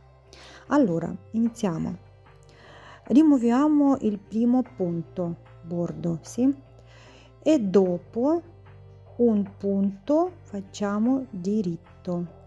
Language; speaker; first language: Italian; non-native, learner; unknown